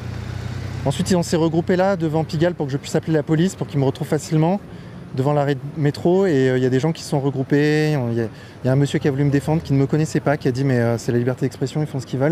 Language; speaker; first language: French; native; French